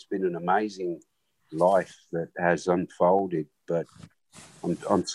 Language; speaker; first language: English; non-native, local second language; Swahili